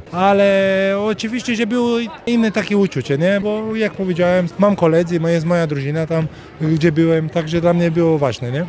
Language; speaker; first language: Polish; non-native, learner; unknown